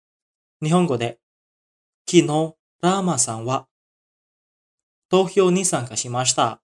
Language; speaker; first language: Japanese; non-native, fluent; Indonesian